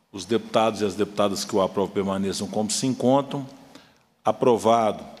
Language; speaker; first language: Portuguese; native; Portuguese